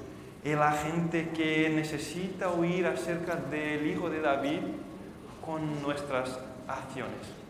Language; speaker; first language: Spanish; non-native, fluent; Portuguese